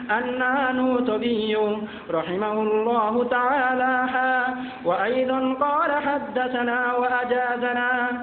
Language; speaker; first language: Arabic; non-native, fluent; Bangla